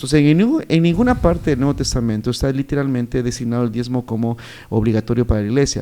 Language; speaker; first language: Spanish; native; Spanish